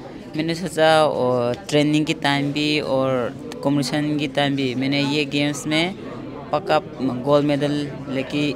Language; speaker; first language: Hindi; non-native, local second language; Manipuri